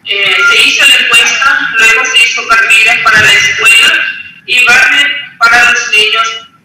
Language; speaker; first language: Spanish; non-native, local second language; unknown